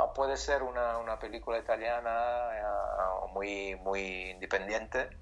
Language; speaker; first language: Spanish; non-native, learner; Italian